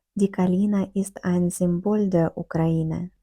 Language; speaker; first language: German; non-native, fluent; Ukrainian